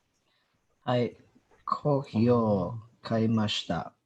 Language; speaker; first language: Japanese; non-native, learner; English